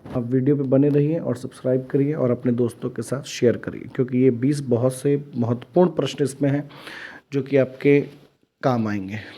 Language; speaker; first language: Hindi; native; Hindi